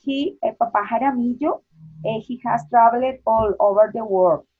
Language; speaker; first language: English; non-native, learner; Spanish